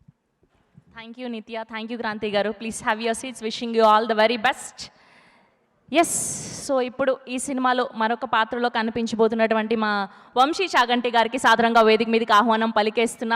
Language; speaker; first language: Telugu; native; Telugu